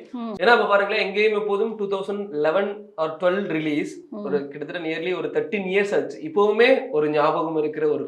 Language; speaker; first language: Tamil; native; Tamil